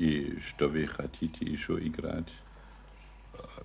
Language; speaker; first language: Russian; non-native, learner; German